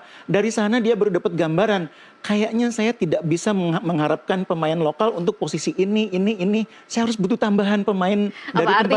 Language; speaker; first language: Indonesian; native; Indonesian